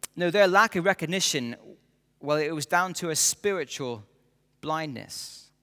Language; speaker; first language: English; native; English